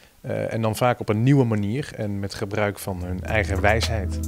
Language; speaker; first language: Dutch; native; Dutch